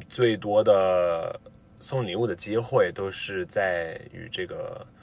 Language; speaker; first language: Chinese; non-native, fluent; Italian